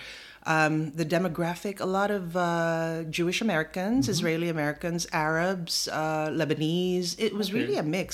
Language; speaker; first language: English; native; English